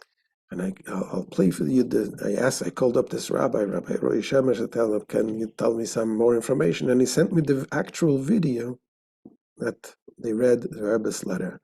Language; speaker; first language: English; non-native, fluent; Hebrew